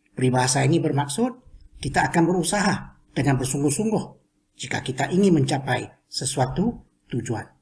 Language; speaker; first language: Malay; non-native, local second language; Chinese